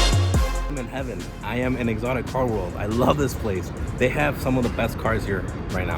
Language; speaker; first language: English; native; English